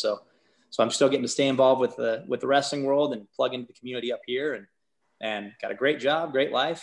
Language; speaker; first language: English; native; English